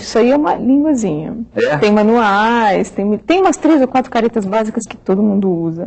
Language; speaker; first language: Portuguese; native; Portuguese